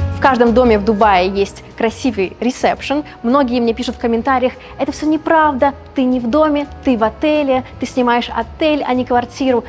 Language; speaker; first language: Russian; native; Russian